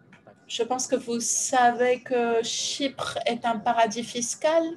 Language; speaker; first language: French; non-native, fluent; Ukrainian